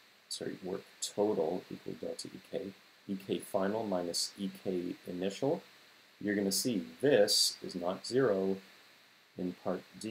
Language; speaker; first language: English; native; English